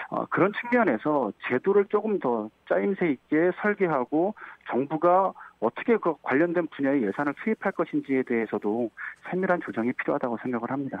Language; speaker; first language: Korean; native; Korean